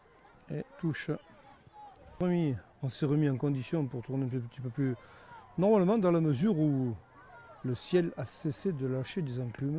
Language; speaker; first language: French; native; French